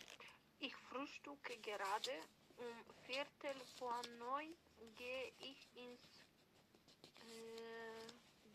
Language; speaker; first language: German; non-native, learner; Macedonian